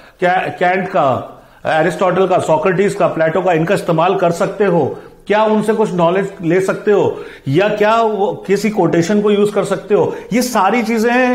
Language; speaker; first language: Hindi; native; Hindi